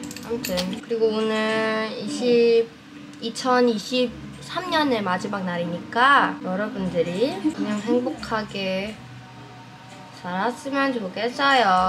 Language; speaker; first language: Korean; non-native, fluent; English